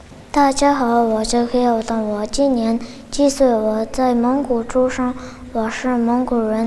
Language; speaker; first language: Chinese; non-native, learner; Mongolian